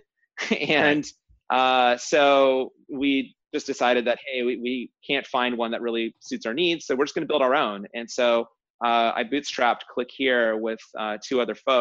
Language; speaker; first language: English; native; English